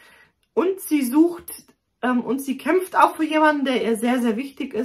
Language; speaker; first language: German; native; German